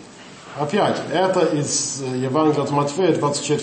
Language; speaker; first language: Russian; non-native, fluent; English